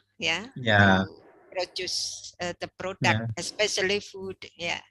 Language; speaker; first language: English; non-native, learner; Indonesian